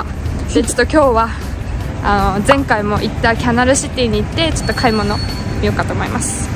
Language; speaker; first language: Japanese; non-native, fluent; Mongolian